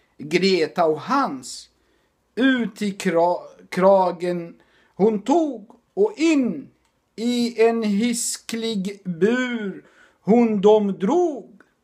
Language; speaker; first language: Swedish; non-native, fluent; Arabic